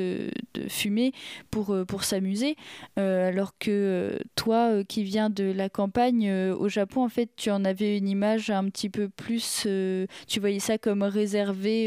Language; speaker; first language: French; native; French